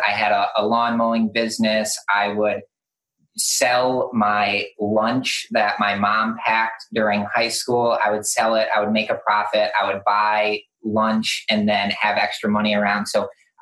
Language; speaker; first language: English; native; English